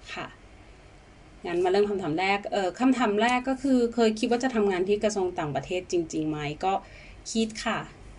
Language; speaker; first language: Thai; native; Thai